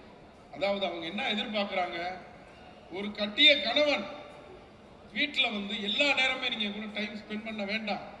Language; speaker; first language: Tamil; native; Tamil